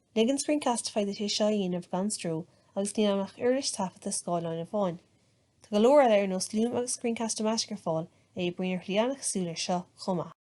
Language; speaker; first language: Irish; native; Irish